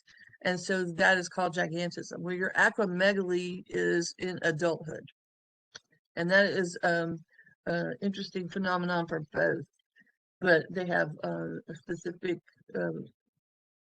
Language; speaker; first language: English; native; English